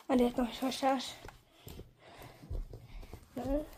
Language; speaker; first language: French; native; French